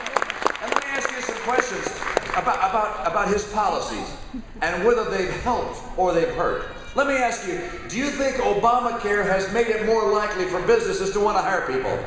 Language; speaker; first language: English; native; English